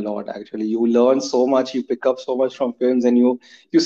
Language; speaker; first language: English; non-native, local second language; Hindi